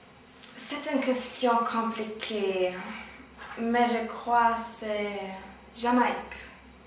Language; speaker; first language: French; non-native, learner; German